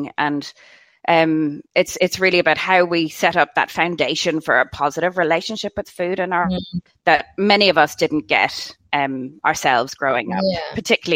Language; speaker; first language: English; native; English